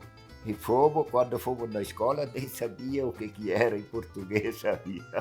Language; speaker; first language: Portuguese; non-native, local second language; Italian